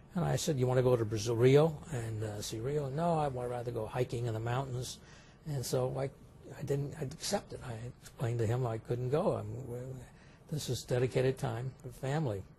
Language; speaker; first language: English; native; English